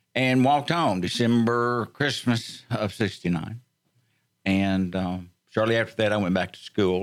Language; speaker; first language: English; native; English